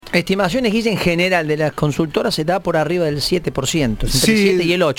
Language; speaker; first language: Spanish; native; Spanish